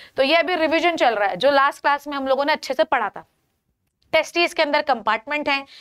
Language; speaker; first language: Hindi; native; Hindi